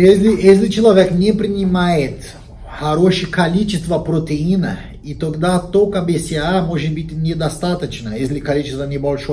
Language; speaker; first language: Russian; non-native, fluent; Portuguese